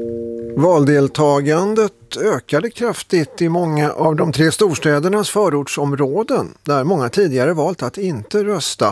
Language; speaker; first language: Swedish; native; Swedish